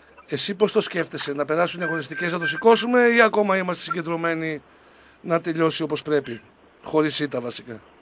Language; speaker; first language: Greek; native; Greek